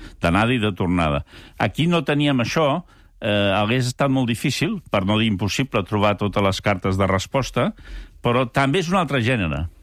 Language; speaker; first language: Catalan; early bilingual, other home language; French